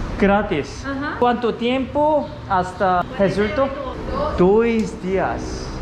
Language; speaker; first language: Spanish; non-native, learner; Korean